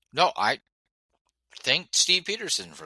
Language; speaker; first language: English; native; English